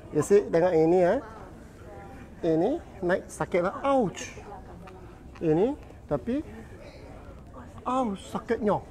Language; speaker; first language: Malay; non-native, local second language; Cantonese